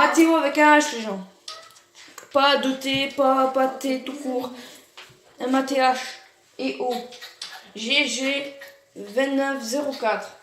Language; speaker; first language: French; native; French